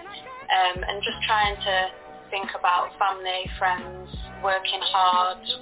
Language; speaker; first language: English; native; English